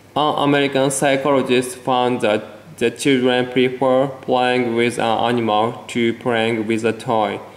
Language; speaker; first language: English; non-native, fluent; Japanese